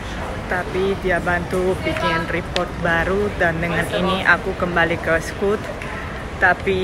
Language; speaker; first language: Indonesian; non-native, fluent; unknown